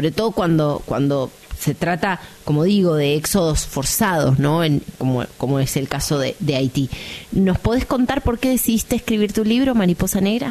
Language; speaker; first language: Spanish; native; Spanish